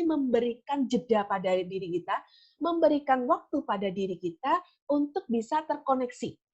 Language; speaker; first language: Indonesian; native; Indonesian